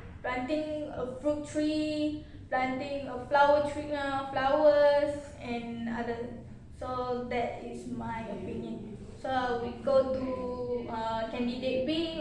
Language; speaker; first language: English; non-native, learner; Malay